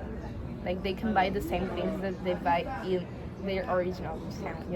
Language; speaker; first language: English; non-native, learner; Spanish